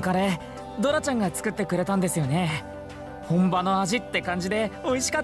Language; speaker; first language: Japanese; native; Japanese